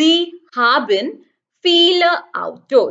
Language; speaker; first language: German; non-native, fluent; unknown